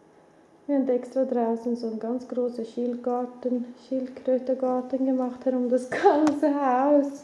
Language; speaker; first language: German; non-native, fluent; Swedish